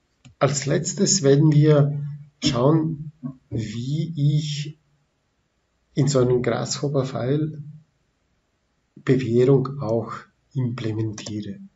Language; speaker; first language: German; non-native, fluent; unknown